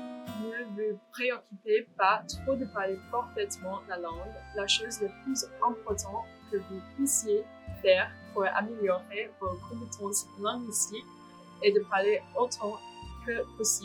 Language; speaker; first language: French; non-native, fluent; English